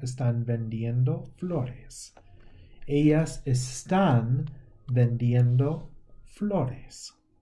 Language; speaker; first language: Spanish; non-native, fluent; English